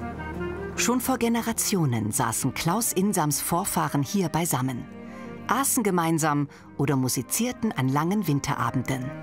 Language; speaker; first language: German; native; German